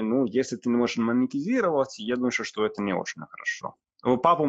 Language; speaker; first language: Russian; non-native, fluent; Italian